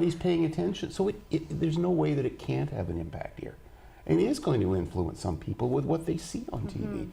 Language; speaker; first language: English; native; English